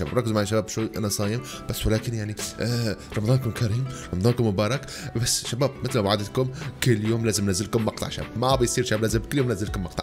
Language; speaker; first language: Arabic; native; Arabic